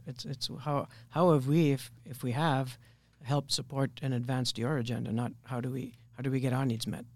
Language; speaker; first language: English; native; English